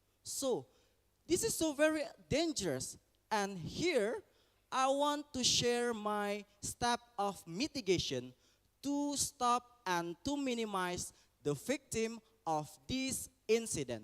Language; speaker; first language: English; non-native, learner; Indonesian